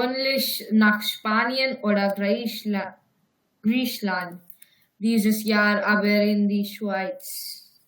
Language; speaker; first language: German; non-native, learner; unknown